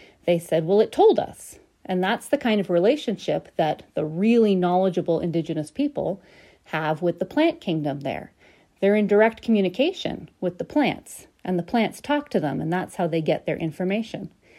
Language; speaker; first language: English; native; English